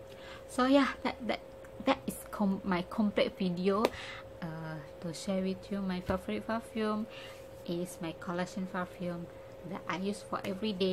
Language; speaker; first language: English; non-native, learner; Indonesian